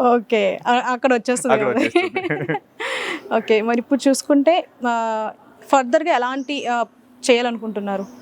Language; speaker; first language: Telugu; native; Telugu